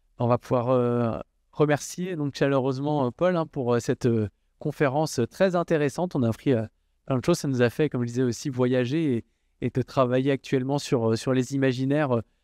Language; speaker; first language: French; native; French